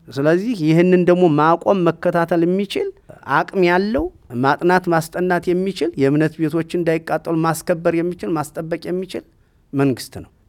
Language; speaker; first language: Amharic; native; Amharic